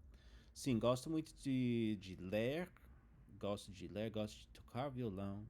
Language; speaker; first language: Portuguese; non-native, fluent; English